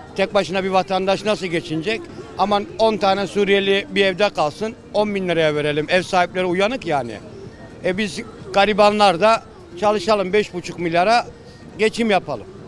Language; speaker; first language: Turkish; non-native, local second language; Kurdish